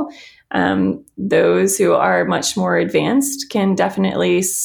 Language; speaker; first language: English; native; English